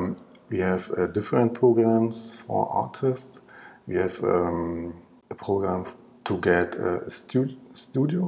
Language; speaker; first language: English; non-native, learner; German